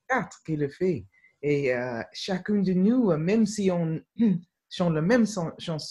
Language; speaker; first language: French; non-native, fluent; English